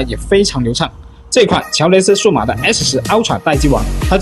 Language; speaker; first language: Chinese; native; Chinese